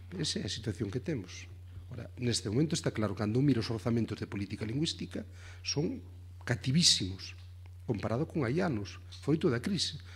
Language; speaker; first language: Galician; native; Galician